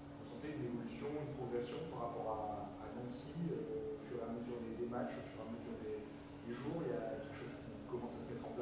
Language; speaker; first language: French; native; French